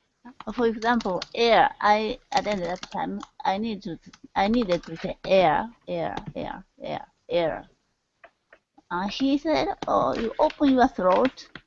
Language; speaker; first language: English; non-native, learner; Japanese